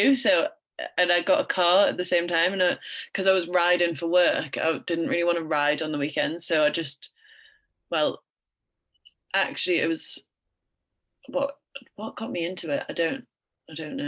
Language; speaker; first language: English; native; English